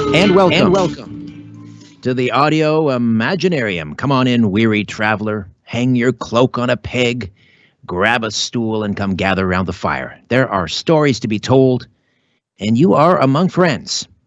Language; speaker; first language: English; native; English